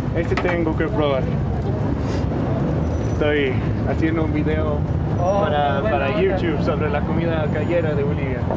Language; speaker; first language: Spanish; non-native, learner; Danish